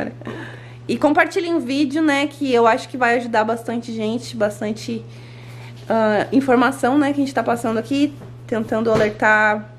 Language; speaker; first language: Portuguese; native; Portuguese